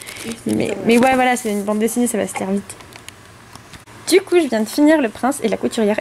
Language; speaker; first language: French; native; French